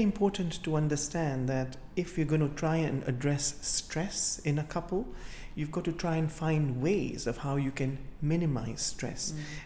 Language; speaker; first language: English; non-native, local second language; Gujarati